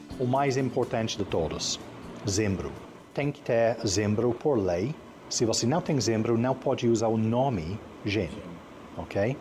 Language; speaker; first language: Portuguese; non-native, fluent; English